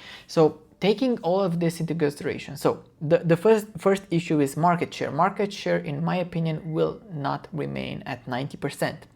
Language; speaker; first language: English; non-native, fluent; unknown